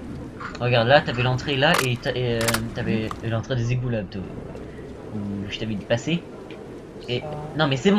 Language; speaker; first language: French; native; French